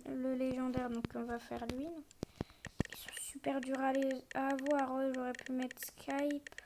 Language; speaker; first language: French; native; French